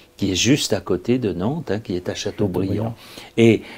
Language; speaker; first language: French; native; French